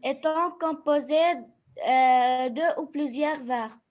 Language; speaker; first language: French; non-native, learner; Arabic